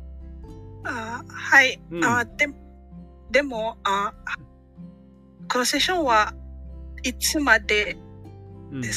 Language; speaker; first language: Japanese; non-native, learner; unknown